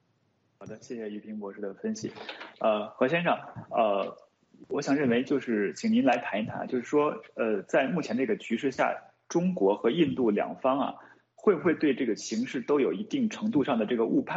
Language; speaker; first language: Chinese; native; Chinese